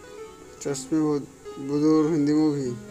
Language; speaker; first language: Hindi; non-native, local second language; Odia